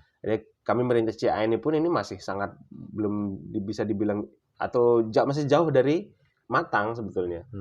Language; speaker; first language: Indonesian; non-native, local second language; Sasak